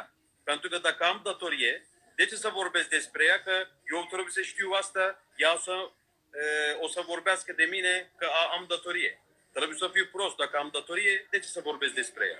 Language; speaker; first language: Romanian; non-native, fluent; Turkish